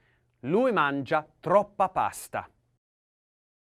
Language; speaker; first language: Italian; non-native, learner; English